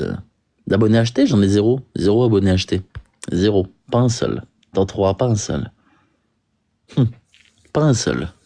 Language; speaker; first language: French; native; French